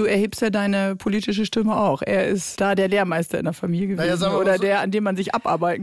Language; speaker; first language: German; native; German